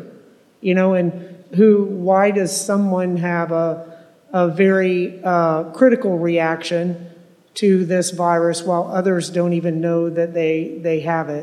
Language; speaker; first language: English; native; English